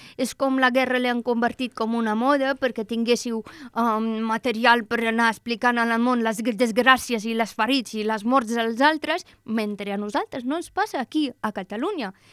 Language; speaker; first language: Catalan; non-native, fluent; Persian